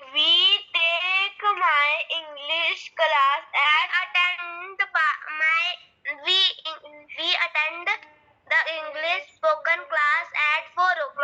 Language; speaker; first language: English; non-native, learner; Hindi